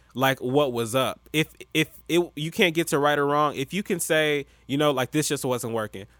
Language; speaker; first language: English; native; English